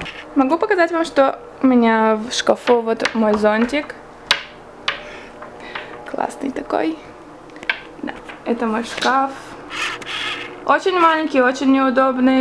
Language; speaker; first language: Russian; early bilingual, heritage; Russian